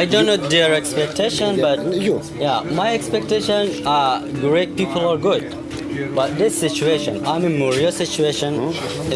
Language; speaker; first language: English; non-native, fluent; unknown